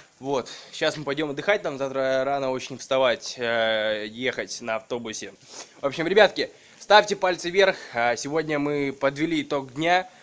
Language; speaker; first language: Russian; native; Russian